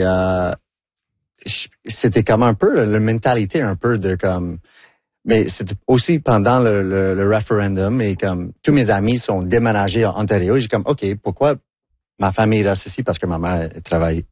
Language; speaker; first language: French; non-native, local second language; English